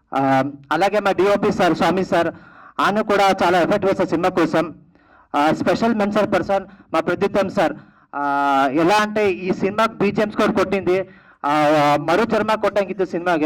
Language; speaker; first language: Telugu; non-native, learner; Kannada